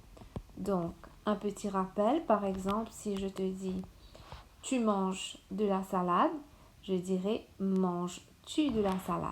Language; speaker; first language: French; non-native, local second language; Morisyen